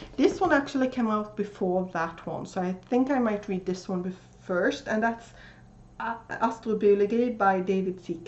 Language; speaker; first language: English; non-native, fluent; Swedish